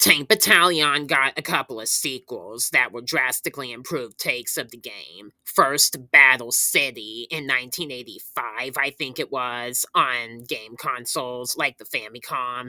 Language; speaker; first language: English; native; English